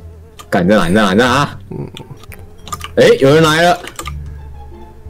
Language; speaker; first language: Chinese; native; Chinese